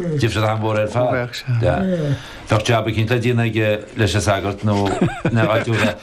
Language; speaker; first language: Irish; native; Irish